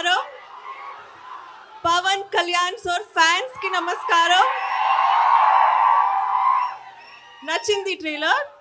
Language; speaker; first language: Telugu; non-native, learner; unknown